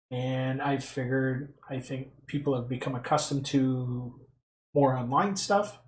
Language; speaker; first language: English; native; English